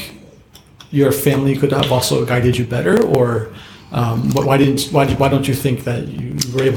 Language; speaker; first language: English; native; English